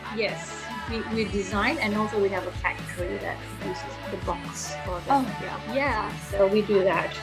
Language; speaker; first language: English; early bilingual, other home language; Indonesian